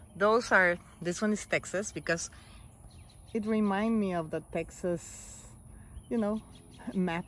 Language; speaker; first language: English; non-native, fluent; Spanish